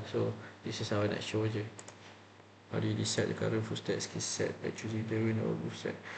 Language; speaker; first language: English; non-native, local second language; Malay